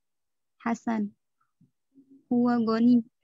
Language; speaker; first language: Arabic; non-native, learner; Indonesian